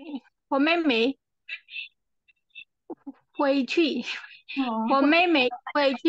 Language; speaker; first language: Chinese; non-native, learner; Thai